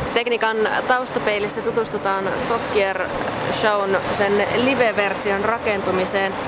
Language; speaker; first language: Finnish; native; Finnish